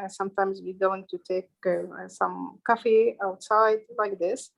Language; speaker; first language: English; non-native, learner; Arabic